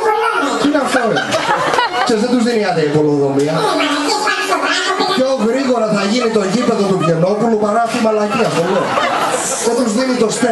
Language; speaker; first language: Greek; native; Greek